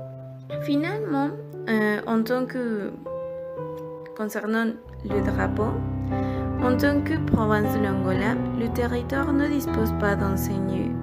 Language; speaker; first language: French; non-native, learner; Portuguese